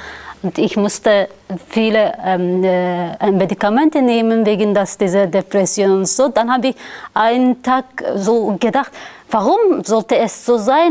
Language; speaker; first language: German; non-native, learner; Turkish